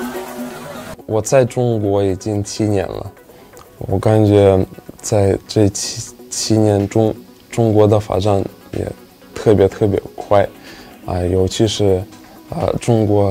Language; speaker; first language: Chinese; non-native, fluent; Russian